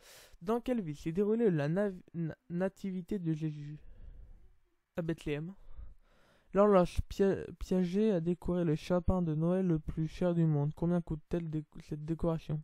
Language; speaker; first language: French; native; French